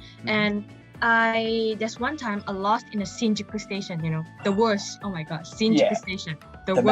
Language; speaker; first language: English; non-native, local second language; Chinese